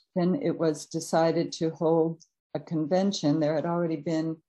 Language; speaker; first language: English; native; English